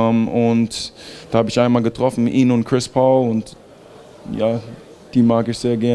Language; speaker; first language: German; early bilingual, heritage; German